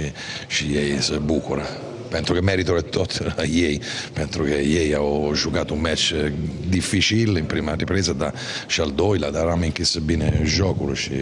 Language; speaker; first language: Romanian; non-native, fluent; Italian